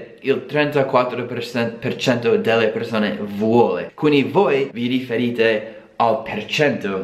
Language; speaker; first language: Italian; non-native, fluent; English